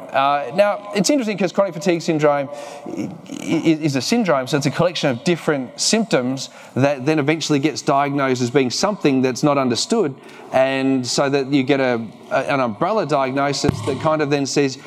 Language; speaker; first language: English; native; English